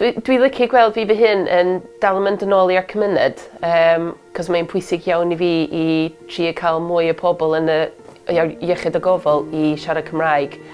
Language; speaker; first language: Welsh; non-native, learner; English